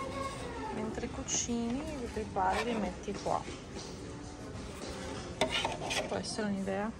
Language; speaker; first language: Italian; non-native, fluent; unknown